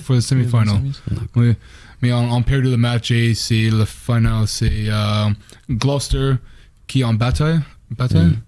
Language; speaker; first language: French; non-native, learner; English